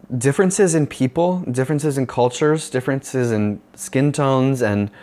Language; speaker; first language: English; native; English